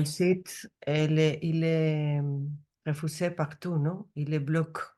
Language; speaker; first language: French; non-native, learner; Spanish